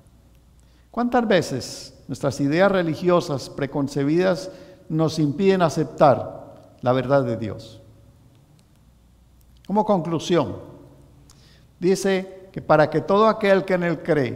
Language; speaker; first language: Spanish; native; Spanish